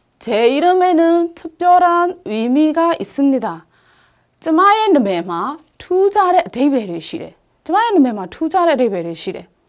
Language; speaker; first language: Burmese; native; Burmese